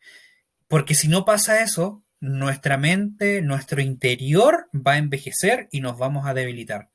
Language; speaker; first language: Spanish; native; Spanish